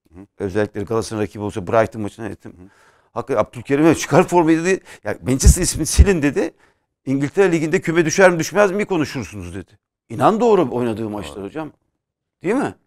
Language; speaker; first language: Turkish; native; Turkish